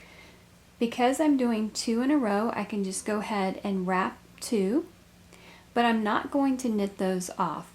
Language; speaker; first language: English; native; English